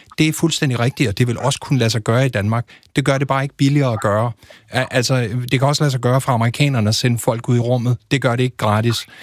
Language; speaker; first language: Danish; native; Danish